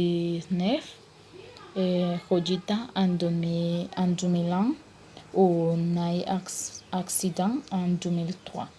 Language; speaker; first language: French; non-native, learner; Spanish